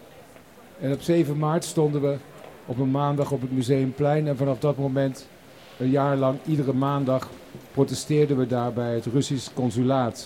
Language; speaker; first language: Dutch; native; Dutch